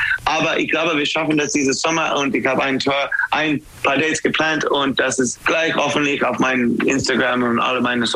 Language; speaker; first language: German; non-native, fluent; English